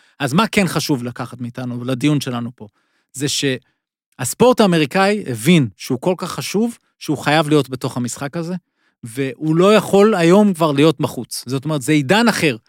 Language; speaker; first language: Hebrew; native; Hebrew